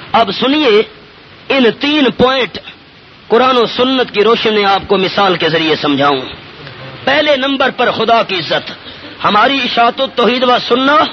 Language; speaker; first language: Urdu; non-native, local second language; Pashto